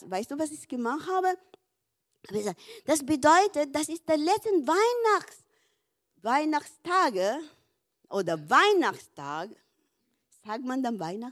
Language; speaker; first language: German; non-native, learner; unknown